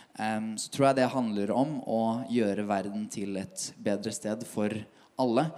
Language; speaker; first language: Norwegian; native; Norwegian